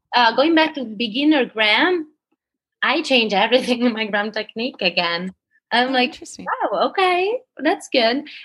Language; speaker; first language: English; non-native, fluent; Italian